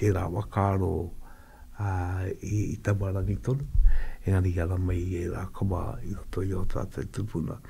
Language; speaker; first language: Māori; native; Māori